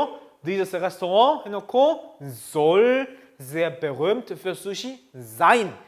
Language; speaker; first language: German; non-native, fluent; Korean